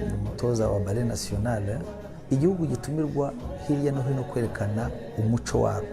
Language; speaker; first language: Kinyarwanda; early bilingual, heritage; Kinyarwanda